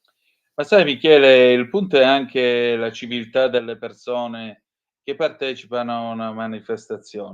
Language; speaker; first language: Italian; native; Italian